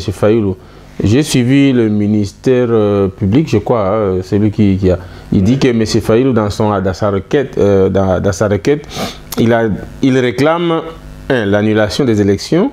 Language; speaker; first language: French; non-native, local second language; Lingala